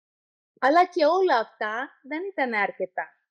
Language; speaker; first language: Greek; non-native, learner; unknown